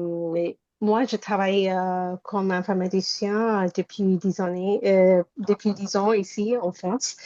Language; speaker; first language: French; non-native, learner; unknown